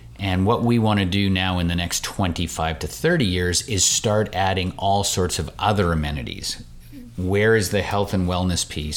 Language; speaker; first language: English; native; English